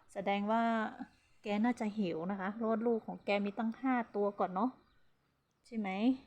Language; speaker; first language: Thai; native; Thai